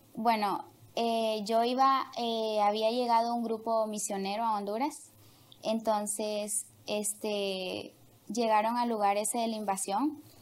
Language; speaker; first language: Spanish; native; Spanish